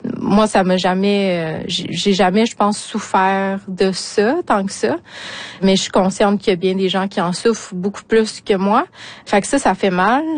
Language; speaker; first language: French; native; French